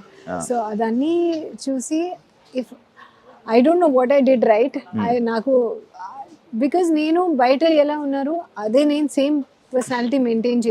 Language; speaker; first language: Telugu; non-native, learner; Hindi